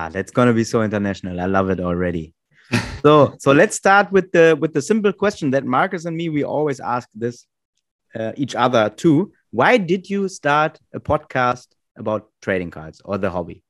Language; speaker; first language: English; non-native, fluent; German